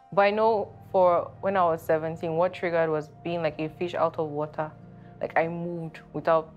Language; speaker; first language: English; non-native, local second language; Yoruba